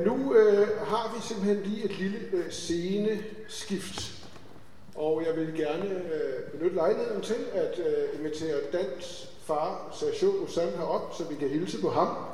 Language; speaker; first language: Danish; native; Danish